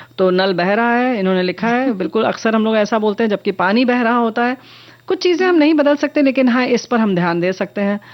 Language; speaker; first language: Hindi; native; Hindi